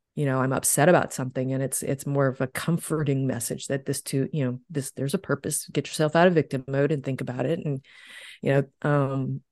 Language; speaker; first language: English; native; English